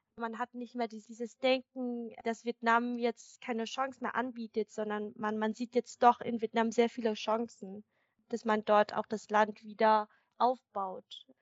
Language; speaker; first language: German; early bilingual, other home language; Vietnamese